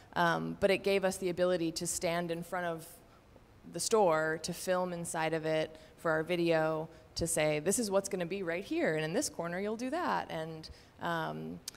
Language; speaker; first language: English; native; English